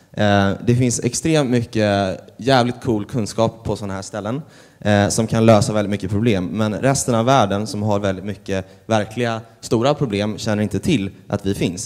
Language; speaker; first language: Swedish; native; Swedish